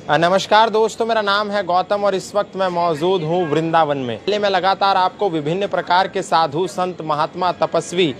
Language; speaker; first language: Hindi; native; Hindi